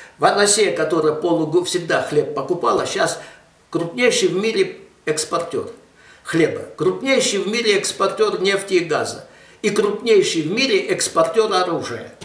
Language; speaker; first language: Russian; non-native, local second language; Armenian